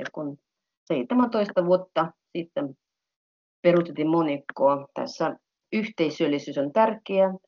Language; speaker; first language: Finnish; non-native, fluent; Russian